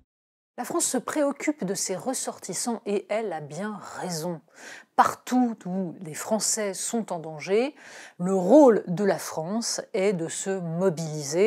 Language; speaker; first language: French; native; French